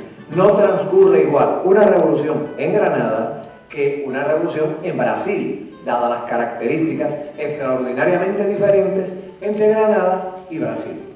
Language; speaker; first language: Spanish; native; Spanish